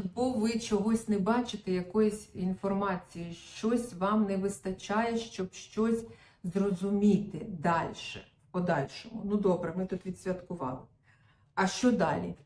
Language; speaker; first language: Ukrainian; non-native, local second language; Russian